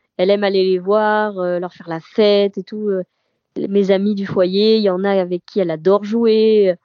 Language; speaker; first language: French; native; French